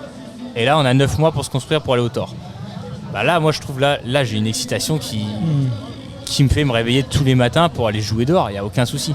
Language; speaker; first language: French; native; French